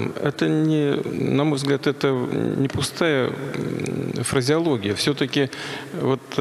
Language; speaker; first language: Russian; native; Russian